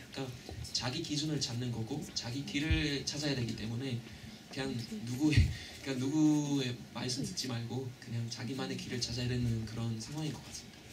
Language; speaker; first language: Korean; non-native, fluent; German